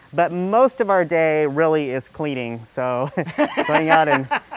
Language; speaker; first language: English; native; English